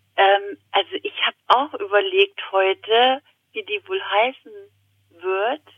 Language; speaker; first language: German; early bilingual, other home language; Italian